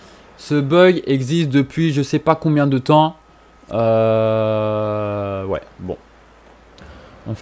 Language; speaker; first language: French; native; French